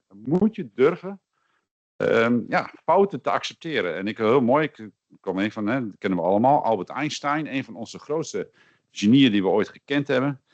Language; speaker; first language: Dutch; native; Dutch